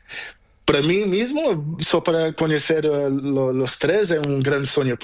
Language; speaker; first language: Spanish; non-native, learner; Portuguese